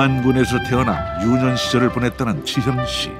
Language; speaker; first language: Korean; native; Korean